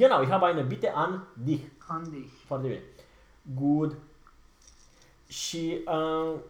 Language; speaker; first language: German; non-native, fluent; Romanian